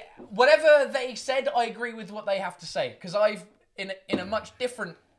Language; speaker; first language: English; native; English